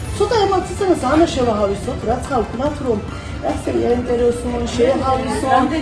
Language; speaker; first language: Georgian; early bilingual, heritage; Georgian